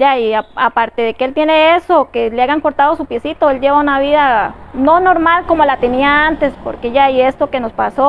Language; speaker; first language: Spanish; native; Spanish